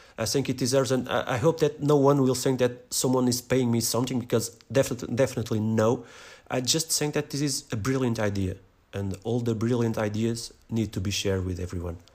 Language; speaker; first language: English; non-native, fluent; Portuguese